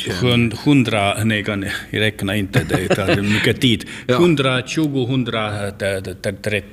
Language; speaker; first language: Swedish; non-native, learner; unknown